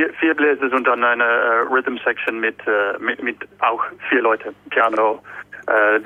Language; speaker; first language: German; non-native, learner; Dutch